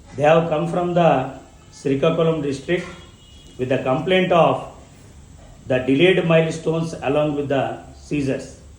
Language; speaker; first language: English; non-native, local second language; Telugu